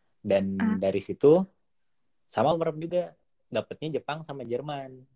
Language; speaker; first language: Indonesian; native; Indonesian